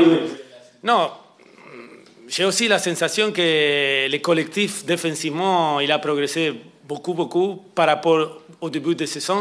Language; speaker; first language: French; non-native, fluent; Spanish